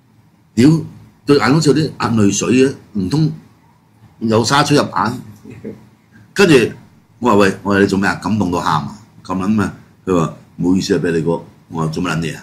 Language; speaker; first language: Cantonese; native; Cantonese